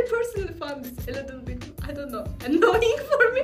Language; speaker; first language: English; non-native, fluent; Turkish